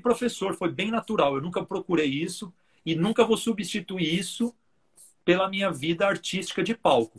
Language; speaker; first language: Portuguese; native; Portuguese